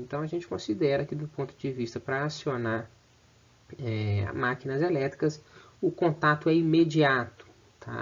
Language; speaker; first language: Portuguese; native; Portuguese